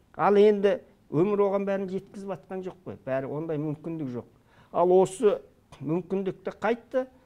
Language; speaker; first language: Kazakh; early bilingual, heritage; Kazakh